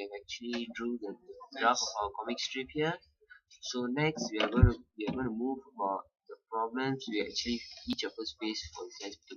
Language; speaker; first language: English; non-native, local second language; Malay